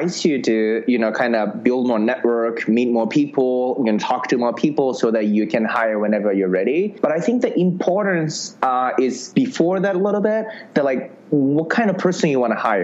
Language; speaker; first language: English; non-native, fluent; Japanese